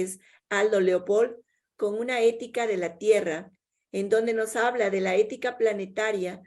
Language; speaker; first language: Spanish; native; Spanish